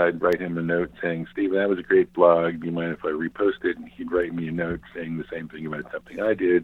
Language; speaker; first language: English; native; English